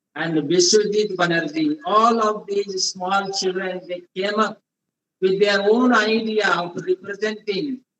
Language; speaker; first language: English; non-native, local second language; Hindi